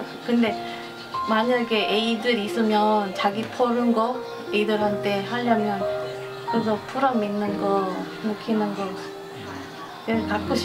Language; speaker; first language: Korean; non-native, learner; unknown